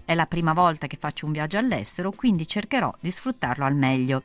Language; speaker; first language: Italian; native; Italian